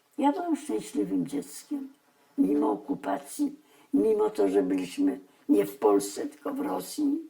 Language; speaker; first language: Polish; early bilingual, other home language; Russian